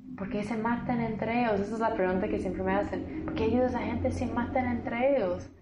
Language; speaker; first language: Spanish; non-native, fluent; English